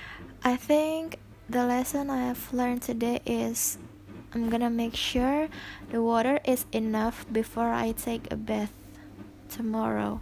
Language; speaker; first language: English; non-native, fluent; Indonesian